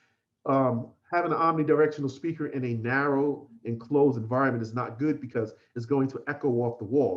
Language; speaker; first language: English; native; English